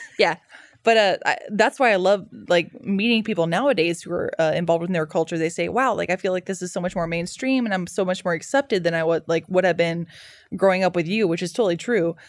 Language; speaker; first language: English; native; English